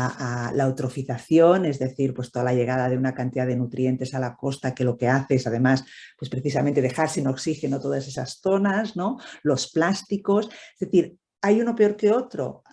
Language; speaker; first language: Spanish; native; Spanish